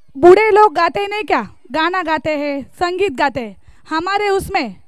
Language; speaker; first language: Hindi; non-native, local second language; Marathi